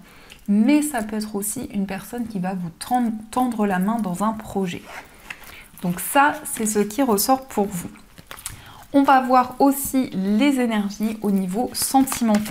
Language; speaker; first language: French; native; French